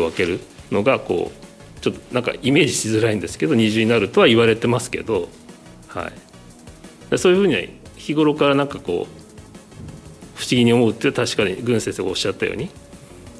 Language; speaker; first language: Japanese; native; Japanese